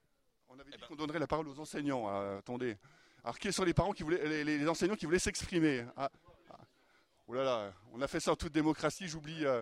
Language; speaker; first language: French; native; French